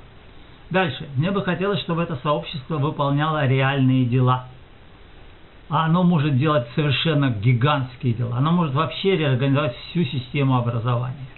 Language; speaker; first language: Russian; native; Russian